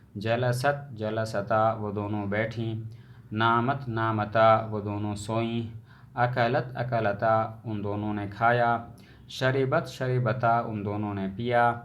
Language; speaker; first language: Urdu; native; Urdu